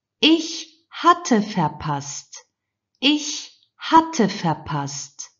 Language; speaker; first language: German; non-native, fluent; Turkish